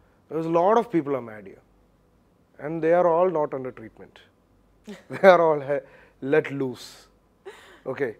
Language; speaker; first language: English; non-native, local second language; Malayalam